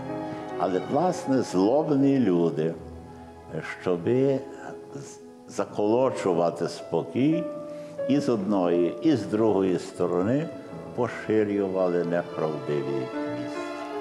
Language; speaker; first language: Ukrainian; early bilingual, heritage; Ukrainian